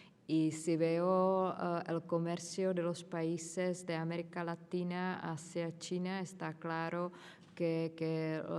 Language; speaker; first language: Spanish; non-native, fluent; Czech